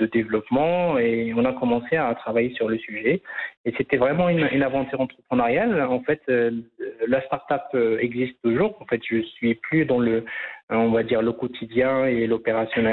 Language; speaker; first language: French; non-native, local second language; Arabic